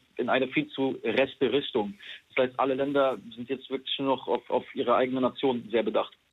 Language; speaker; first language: German; non-native, fluent; Polish